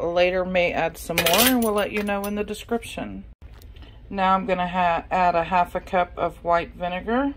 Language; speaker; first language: English; native; English